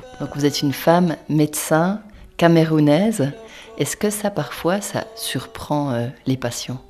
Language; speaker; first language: French; native; French